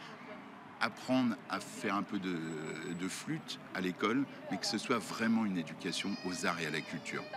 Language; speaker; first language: French; native; French